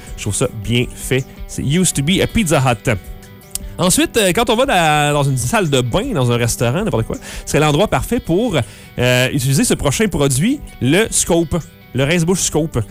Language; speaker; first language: French; native; French